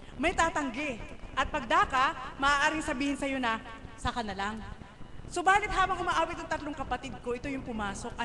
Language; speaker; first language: Filipino; non-native, local second language; Cebuano